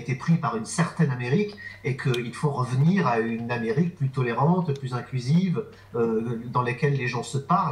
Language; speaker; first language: French; native; French